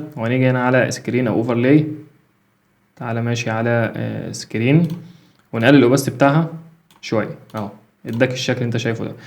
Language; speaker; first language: Arabic; native; Arabic